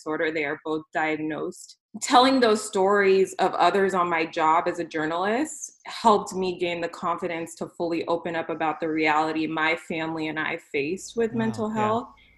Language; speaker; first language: English; native; English